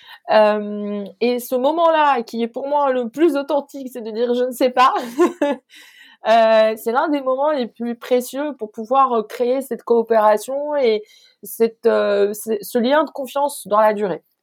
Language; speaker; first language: French; non-native, local second language; Arabic